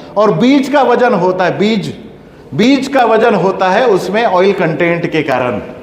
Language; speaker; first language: Hindi; non-native, local second language; Kannada